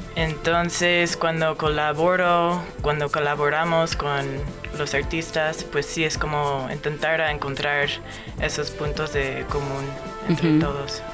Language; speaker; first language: Spanish; non-native, fluent; English